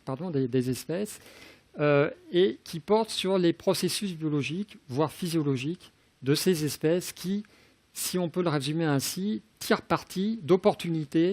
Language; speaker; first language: French; native; French